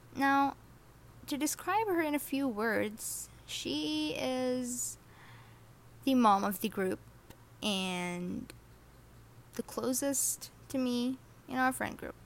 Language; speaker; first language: English; non-native, fluent; Arabic